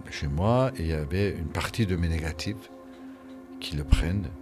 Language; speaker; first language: French; non-native, fluent; Persian